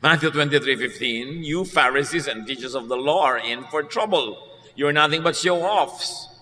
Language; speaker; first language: English; non-native, local second language; Filipino